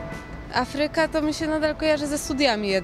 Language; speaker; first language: Polish; native; Polish